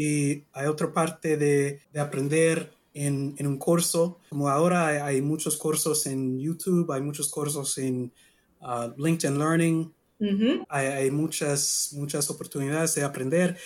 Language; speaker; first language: Spanish; non-native, learner; English